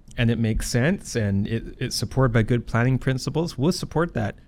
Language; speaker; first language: English; native; English